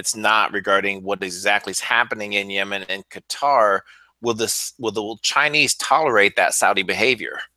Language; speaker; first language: English; native; English